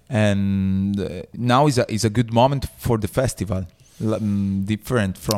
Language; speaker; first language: English; non-native, learner; Italian